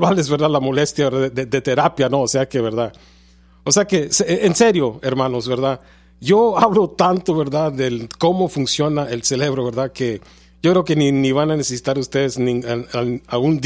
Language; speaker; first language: Spanish; early bilingual, heritage; Spanish